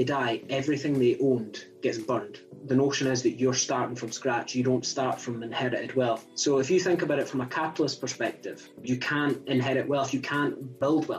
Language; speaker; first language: English; native; English